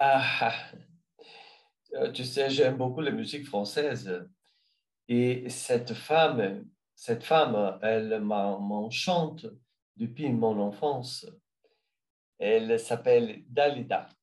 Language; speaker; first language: French; non-native, learner; Portuguese